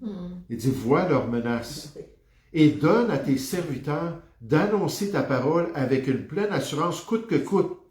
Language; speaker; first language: French; native; French